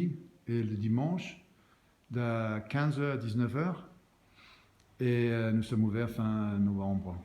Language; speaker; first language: French; non-native, learner; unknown